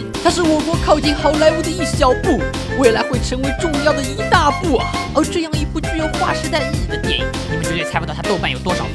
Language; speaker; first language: Chinese; native; Chinese